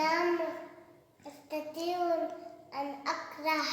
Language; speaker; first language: Arabic; non-native, learner; Urdu